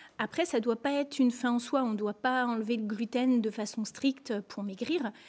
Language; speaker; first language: French; native; French